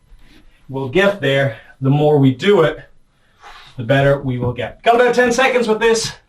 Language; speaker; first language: English; native; English